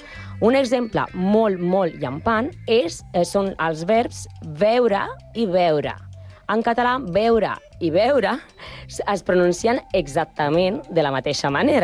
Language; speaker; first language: Catalan; non-native, learner; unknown